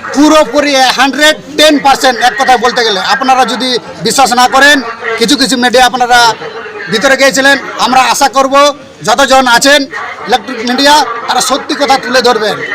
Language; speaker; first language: Bangla; non-native, local second language; Santali